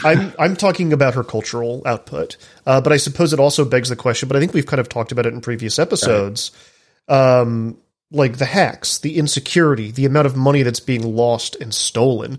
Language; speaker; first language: English; native; English